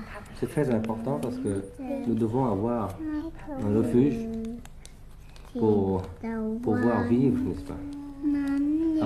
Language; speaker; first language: French; early bilingual, other home language; Thai